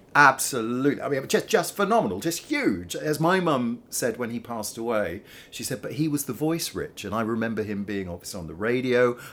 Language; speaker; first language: English; native; English